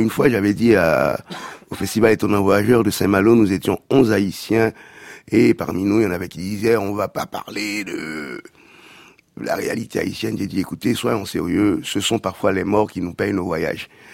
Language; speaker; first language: French; non-native, local second language; Haitian Creole